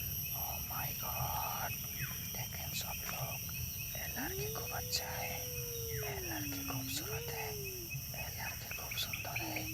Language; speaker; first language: Hindi; non-native, learner; Bangla